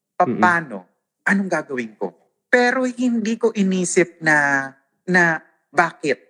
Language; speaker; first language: Filipino; non-native, local second language; Waray